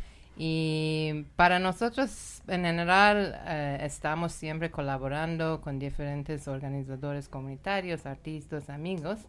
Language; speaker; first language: Spanish; non-native, learner; Persian